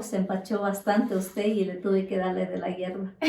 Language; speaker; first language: Spanish; native; Spanish